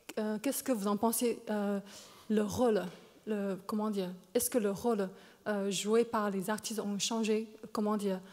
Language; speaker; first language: French; non-native, fluent; Chinese